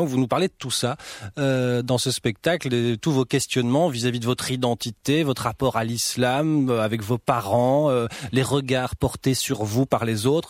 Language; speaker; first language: French; native; French